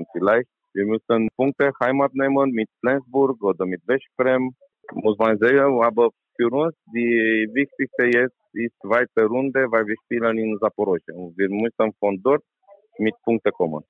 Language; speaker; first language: German; non-native, learner; Romanian